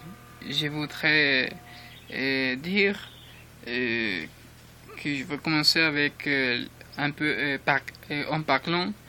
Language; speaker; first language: French; non-native, learner; Spanish